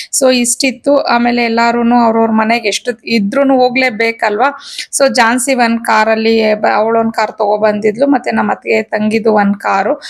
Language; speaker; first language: Kannada; non-native, local second language; Telugu